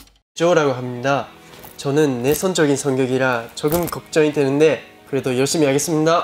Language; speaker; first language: Korean; non-native, fluent; Japanese